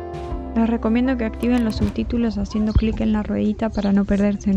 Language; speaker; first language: Spanish; native; Spanish